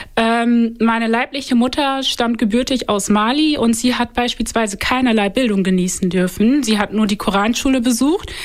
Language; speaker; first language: German; early bilingual, other home language; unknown